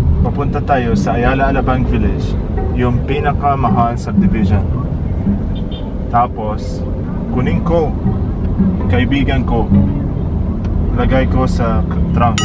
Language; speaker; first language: Filipino; non-native, learner; Arabic